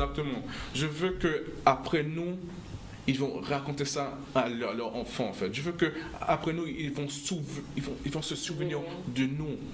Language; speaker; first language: French; non-native, local second language; English